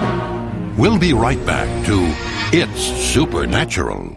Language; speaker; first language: English; native; English